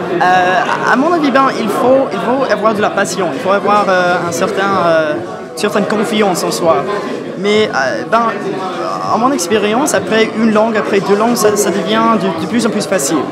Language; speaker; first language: French; non-native, fluent; English